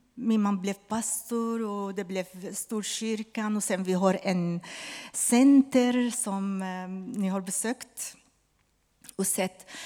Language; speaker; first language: Swedish; non-native, fluent; Arabic